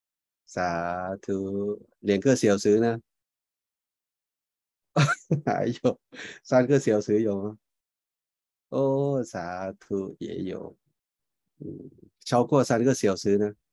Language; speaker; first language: Chinese; non-native, fluent; Thai